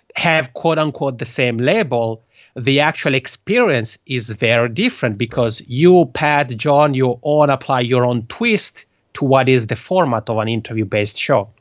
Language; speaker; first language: English; non-native, fluent; Italian